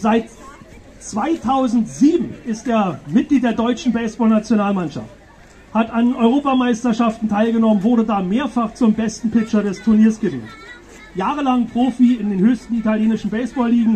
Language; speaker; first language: German; native; German